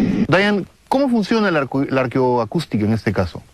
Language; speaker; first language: Spanish; native; Spanish